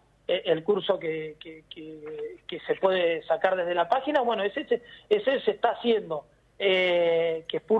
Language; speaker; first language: Spanish; native; Spanish